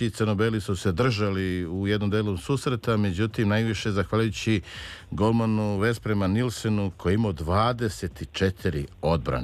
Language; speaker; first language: Serbian; native; Serbian